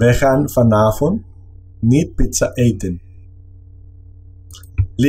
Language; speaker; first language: Dutch; non-native, learner; Spanish